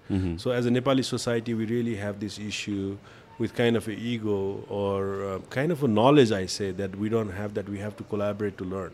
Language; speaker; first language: English; non-native, local second language; Maithili